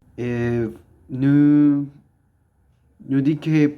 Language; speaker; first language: French; non-native, learner; Spanish